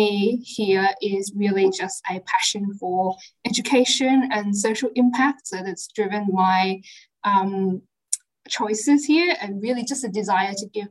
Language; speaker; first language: English; native; English